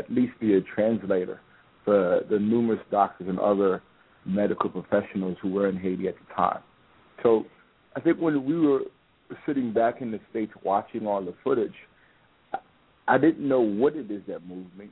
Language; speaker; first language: English; non-native, fluent; Haitian Creole